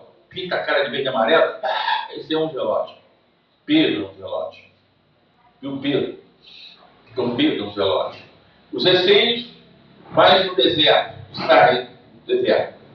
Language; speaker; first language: Portuguese; native; Portuguese